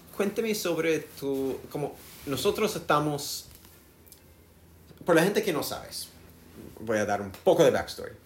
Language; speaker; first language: Spanish; non-native, learner; English